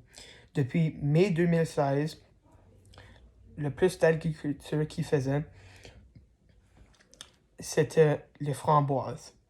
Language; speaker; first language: French; non-native, learner; English